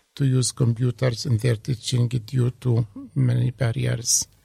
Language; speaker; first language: English; non-native, fluent; Arabic